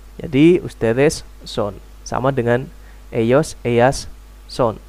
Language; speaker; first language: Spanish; non-native, fluent; Indonesian